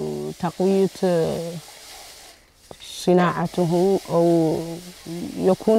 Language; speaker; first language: Arabic; native; Arabic